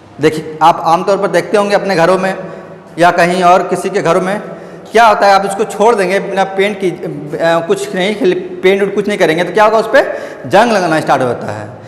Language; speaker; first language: Hindi; native; Hindi